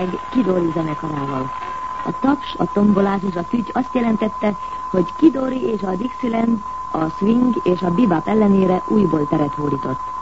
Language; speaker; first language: Hungarian; native; Hungarian